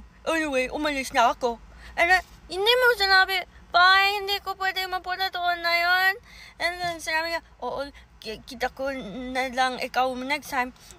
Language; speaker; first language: Filipino; early bilingual, heritage; English